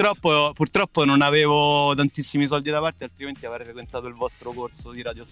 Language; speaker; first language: Italian; native; Italian